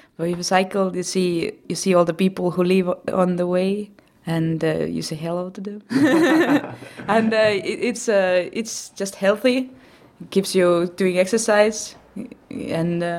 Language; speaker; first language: English; non-native, fluent; Estonian